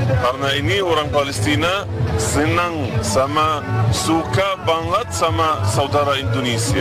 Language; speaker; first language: Indonesian; non-native, learner; Arabic